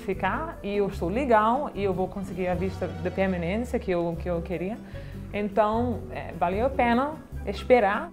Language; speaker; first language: Portuguese; non-native, fluent; English